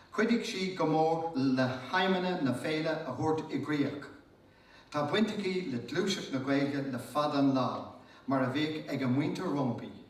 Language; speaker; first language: Irish; native; Irish